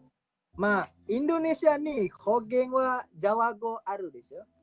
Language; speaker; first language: Japanese; non-native, local second language; Indonesian